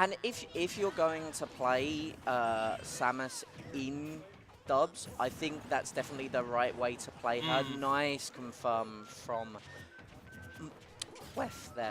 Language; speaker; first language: English; native; English